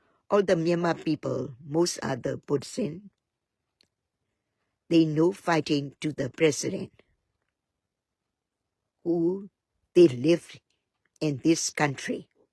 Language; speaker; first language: English; non-native, learner; Burmese